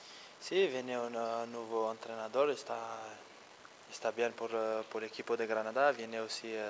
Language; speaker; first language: Spanish; non-native, learner; French